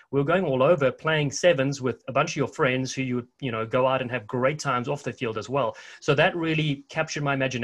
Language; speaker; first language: English; native; English